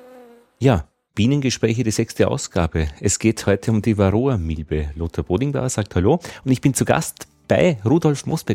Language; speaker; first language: German; native; German